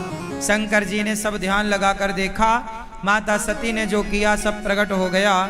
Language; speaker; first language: Hindi; native; Hindi